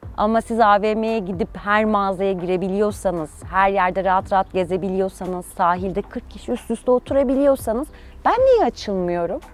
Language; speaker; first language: Turkish; early bilingual, heritage; Turkish